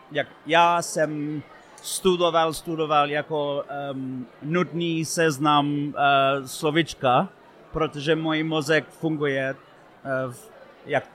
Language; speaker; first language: Czech; non-native, fluent; English